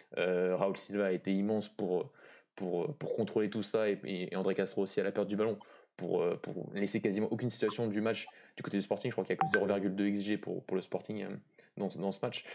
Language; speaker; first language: French; native; French